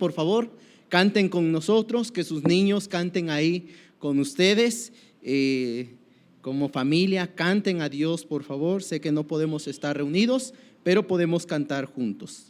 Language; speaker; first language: Spanish; native; Spanish